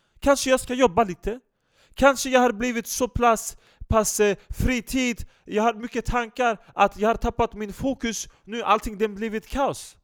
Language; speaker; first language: Swedish; non-native, fluent; Turkish